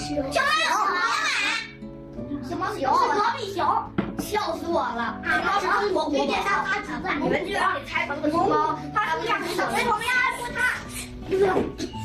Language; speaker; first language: Chinese; early bilingual, other home language; Mongolian